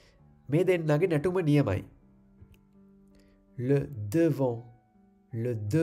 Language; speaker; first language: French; non-native, fluent; Sinhala